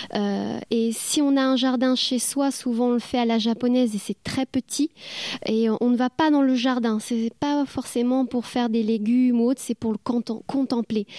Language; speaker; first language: French; native; French